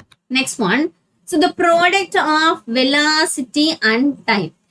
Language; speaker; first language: English; non-native, local second language; Tamil